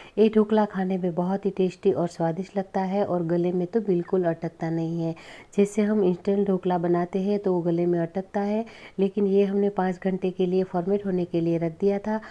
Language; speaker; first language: Hindi; non-native, local second language; Gujarati